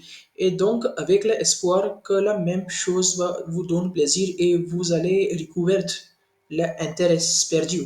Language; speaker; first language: French; non-native, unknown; Hindi